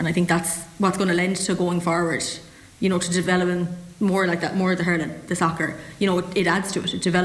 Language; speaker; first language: English; native; English